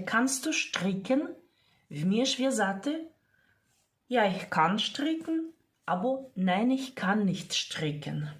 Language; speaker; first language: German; non-native, fluent; Ukrainian